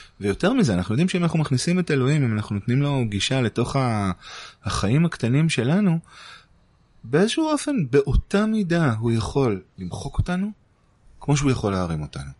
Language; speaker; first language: Hebrew; native; Hebrew